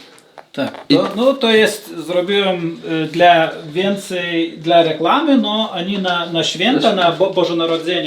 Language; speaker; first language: Polish; non-native, learner; Lithuanian